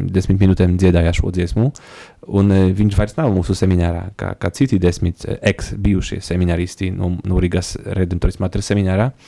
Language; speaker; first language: Latvian; non-native, fluent; Polish